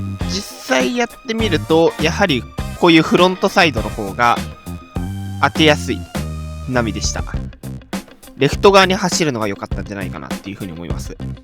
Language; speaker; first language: Japanese; native; Japanese